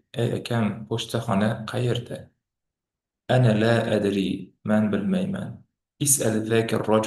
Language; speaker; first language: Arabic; non-native, fluent; Uzbek